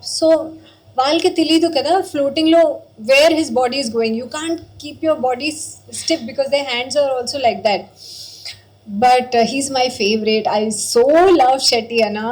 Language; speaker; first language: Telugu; non-native, learner; Hindi